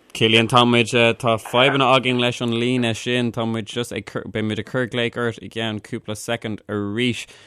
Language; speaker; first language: Irish; native; Irish